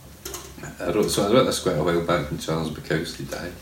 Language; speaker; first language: English; native; English